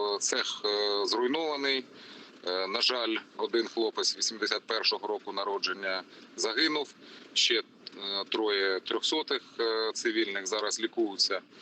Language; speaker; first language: Ukrainian; non-native, local second language; Russian